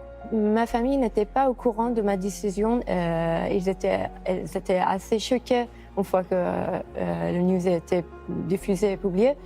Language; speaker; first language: French; non-native, fluent; Persian